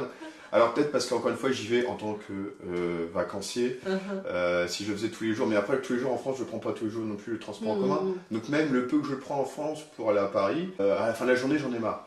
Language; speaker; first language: French; native; French